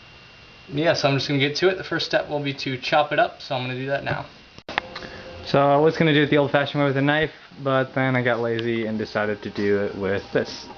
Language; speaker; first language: English; native; English